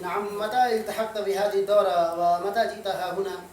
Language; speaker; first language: Arabic; non-native, fluent; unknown